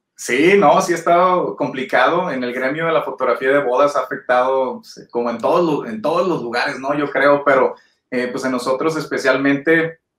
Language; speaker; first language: Spanish; native; Spanish